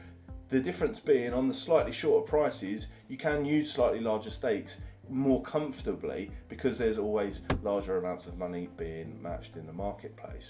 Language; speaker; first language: English; native; English